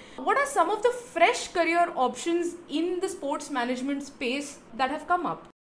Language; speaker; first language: English; non-native, local second language; Hindi